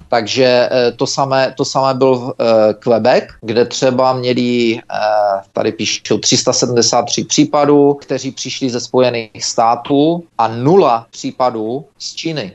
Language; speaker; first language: Czech; native; Czech